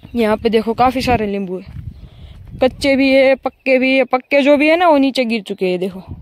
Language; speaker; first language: Hindi; non-native, local second language; Gujarati